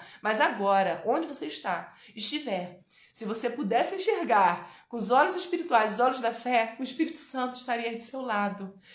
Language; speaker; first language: Portuguese; native; Portuguese